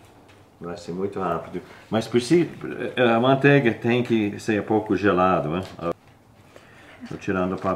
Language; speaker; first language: Portuguese; non-native, learner; English